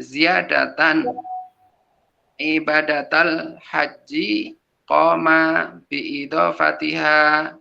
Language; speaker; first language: Arabic; non-native, learner; Indonesian